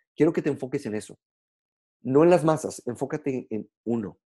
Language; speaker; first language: Spanish; native; Spanish